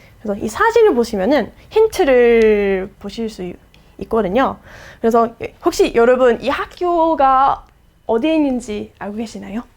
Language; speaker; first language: Korean; non-native, fluent; English